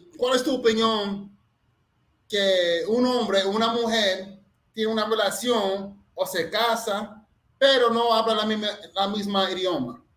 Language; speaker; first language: Spanish; non-native, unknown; English